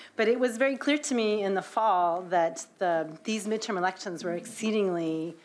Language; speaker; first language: English; native; English